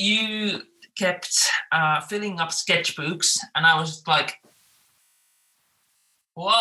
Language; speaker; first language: English; non-native, fluent; Finnish